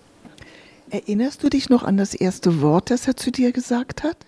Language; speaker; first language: German; native; German